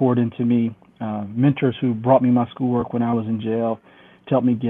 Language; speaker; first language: English; native; English